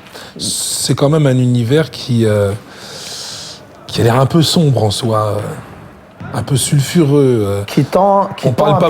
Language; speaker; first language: French; native; French